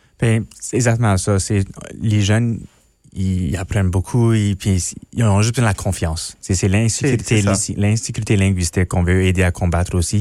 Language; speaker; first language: French; non-native, local second language; English